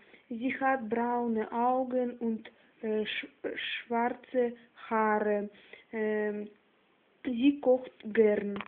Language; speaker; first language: German; non-native, learner; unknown